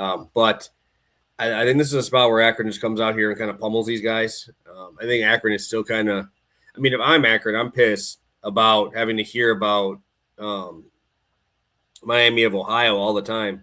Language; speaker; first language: English; native; English